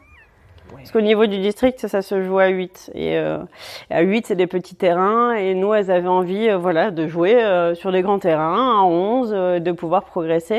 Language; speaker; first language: French; native; French